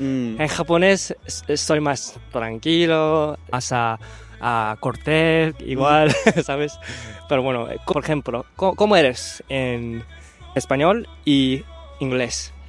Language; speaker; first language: Spanish; non-native, fluent; Japanese